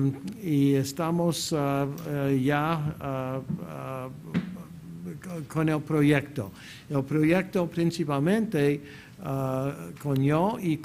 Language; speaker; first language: Spanish; non-native, fluent; English